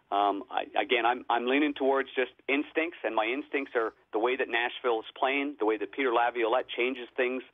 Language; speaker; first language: English; native; English